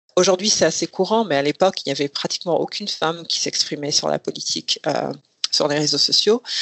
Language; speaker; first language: French; non-native, local second language; Rundi